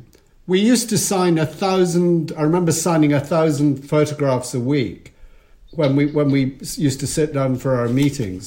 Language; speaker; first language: English; native; English